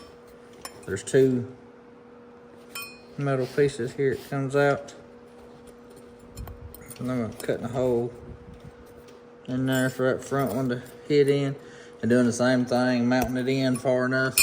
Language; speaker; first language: English; native; English